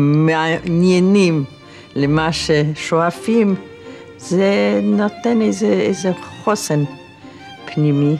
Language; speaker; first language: Hebrew; non-native, fluent; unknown